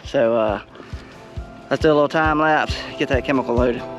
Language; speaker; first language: English; native; English